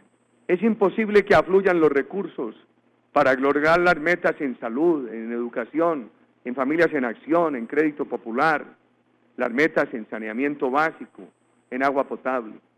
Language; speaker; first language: Spanish; native; Spanish